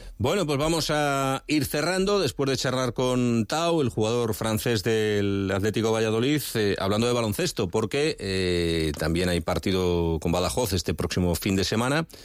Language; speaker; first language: Spanish; native; Spanish